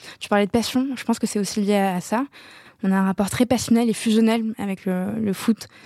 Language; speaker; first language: French; non-native, local second language; Arabic